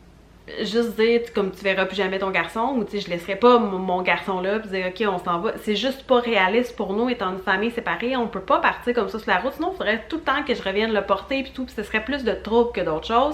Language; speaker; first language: French; native; French